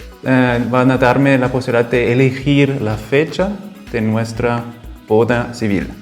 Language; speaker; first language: Spanish; non-native, fluent; German